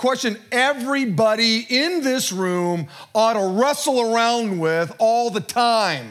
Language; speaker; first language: English; native; English